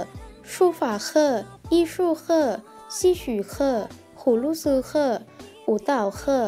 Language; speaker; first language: Chinese; non-native, learner; Thai